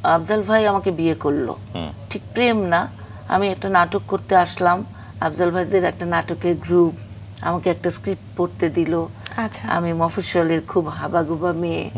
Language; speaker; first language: Bangla; native; Bangla